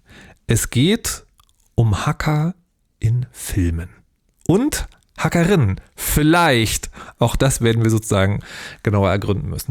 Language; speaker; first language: German; native; German